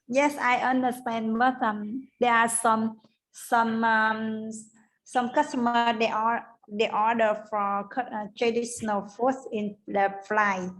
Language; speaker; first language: English; non-native, learner; Vietnamese